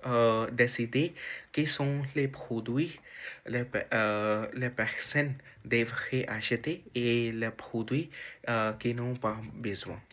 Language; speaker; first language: French; non-native, learner; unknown